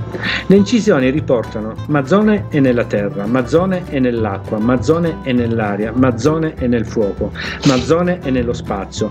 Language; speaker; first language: Italian; native; Italian